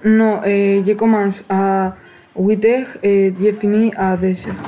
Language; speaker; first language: French; non-native, learner; Spanish